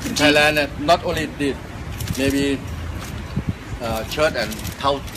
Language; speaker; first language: English; non-native, learner; Thai